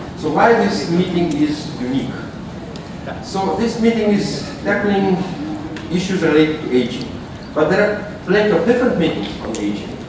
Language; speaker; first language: English; non-native, fluent; Russian